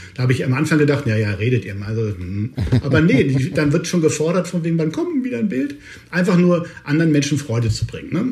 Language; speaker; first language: German; native; German